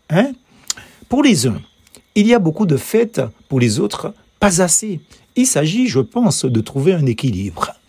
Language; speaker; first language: French; native; French